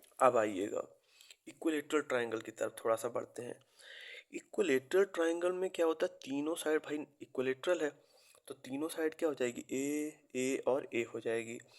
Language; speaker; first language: Hindi; native; Hindi